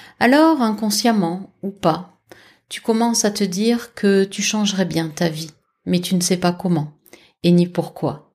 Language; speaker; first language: French; native; French